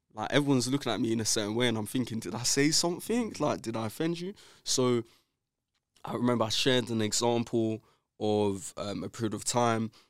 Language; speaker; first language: English; native; English